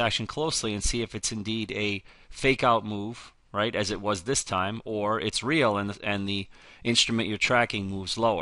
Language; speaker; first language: English; native; English